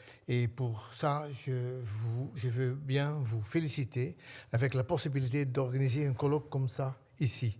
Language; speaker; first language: French; non-native, fluent; Dutch